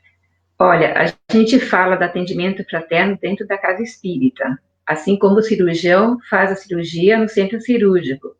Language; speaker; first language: Portuguese; native; Portuguese